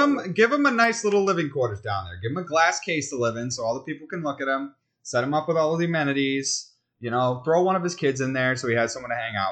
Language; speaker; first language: English; native; English